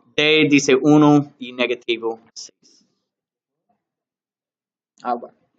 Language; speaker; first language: Spanish; non-native, learner; English